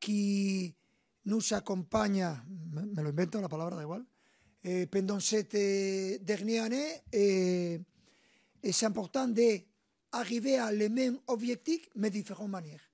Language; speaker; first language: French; non-native, fluent; Spanish